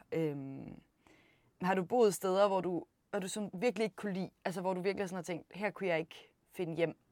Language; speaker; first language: Danish; native; Danish